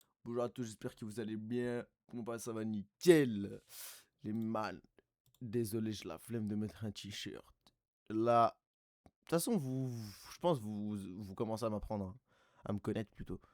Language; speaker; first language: French; native; French